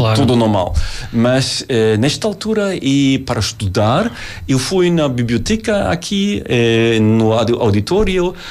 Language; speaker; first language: Portuguese; non-native, learner; German